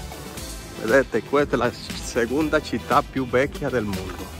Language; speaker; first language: Italian; non-native, learner; Spanish